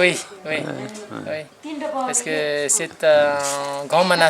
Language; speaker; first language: French; non-native, learner; Nepali